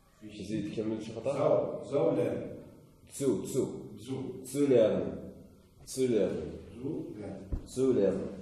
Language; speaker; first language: German; non-native, learner; Arabic